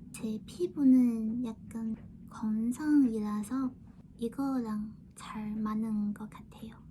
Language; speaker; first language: Korean; non-native, fluent; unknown